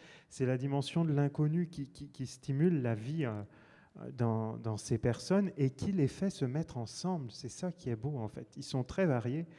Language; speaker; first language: French; native; French